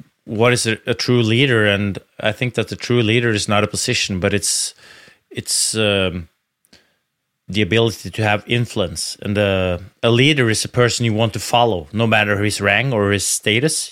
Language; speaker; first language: English; non-native, fluent; Norwegian